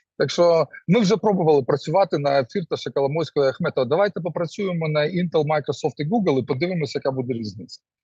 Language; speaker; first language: Ukrainian; non-native, local second language; Russian